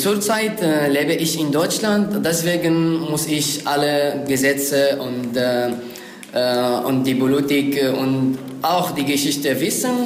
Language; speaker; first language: German; non-native, learner; Arabic